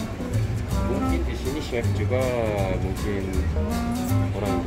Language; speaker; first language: Indonesian; non-native, learner; Korean